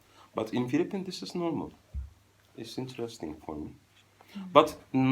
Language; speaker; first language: English; non-native, fluent; Turkish